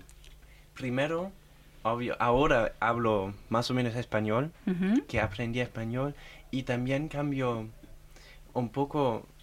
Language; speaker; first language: Spanish; non-native, learner; German